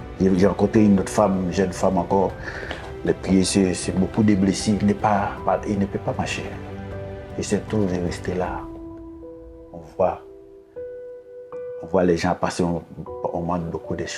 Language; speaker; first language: French; non-native, learner; Haitian Creole